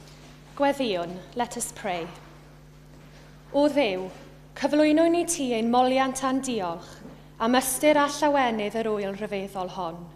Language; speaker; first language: Welsh; native; Welsh